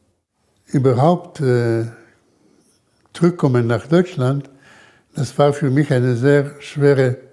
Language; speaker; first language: German; early bilingual, heritage; German